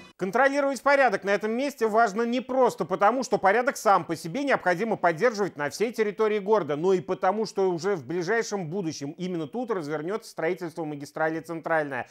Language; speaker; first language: Russian; native; Russian